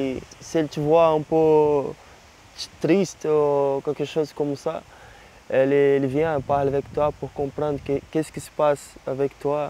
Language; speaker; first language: French; non-native, learner; Portuguese